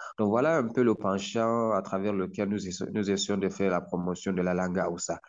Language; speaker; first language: French; non-native, local second language; Hausa